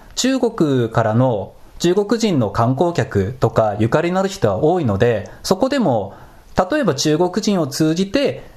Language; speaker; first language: Japanese; native; Japanese